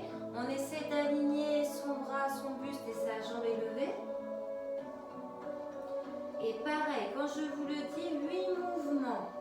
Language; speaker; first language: French; native; French